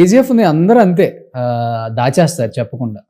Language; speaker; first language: Telugu; native; Telugu